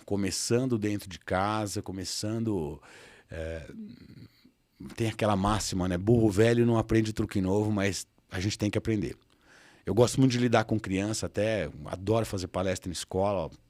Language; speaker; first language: Portuguese; native; Portuguese